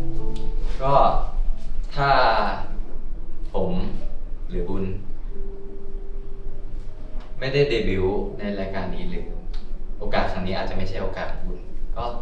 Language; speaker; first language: Thai; native; Thai